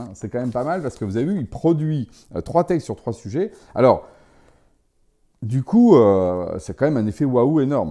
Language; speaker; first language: French; native; French